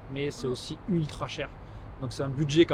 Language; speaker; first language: French; native; French